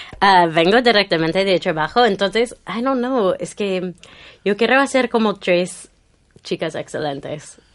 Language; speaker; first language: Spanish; non-native, fluent; English